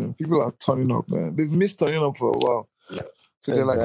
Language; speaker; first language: English; non-native, local second language; Igbo